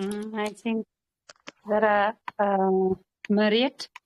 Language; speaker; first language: English; non-native, learner; Kyrgyz